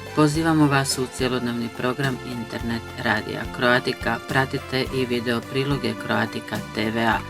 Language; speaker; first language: Bosnian; early bilingual, heritage; Croatian